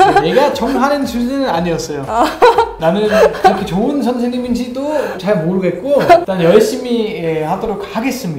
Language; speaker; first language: Korean; non-native, fluent; German